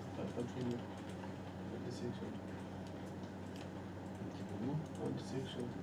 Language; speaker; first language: French; native; French